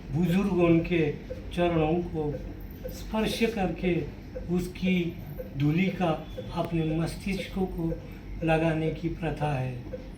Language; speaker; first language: Hindi; non-native, local second language; Marathi